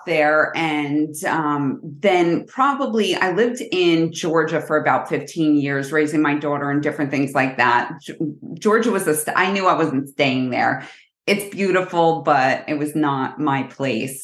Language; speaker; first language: English; native; English